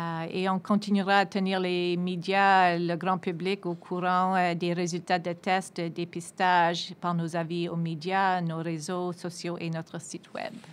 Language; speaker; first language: French; non-native, fluent; English